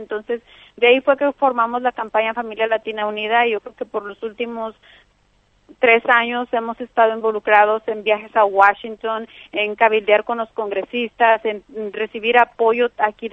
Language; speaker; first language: Spanish; native; Spanish